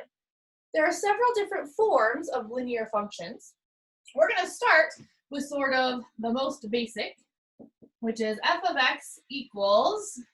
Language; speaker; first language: English; native; English